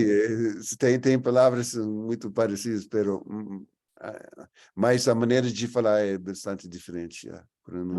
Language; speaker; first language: Portuguese; non-native, fluent; English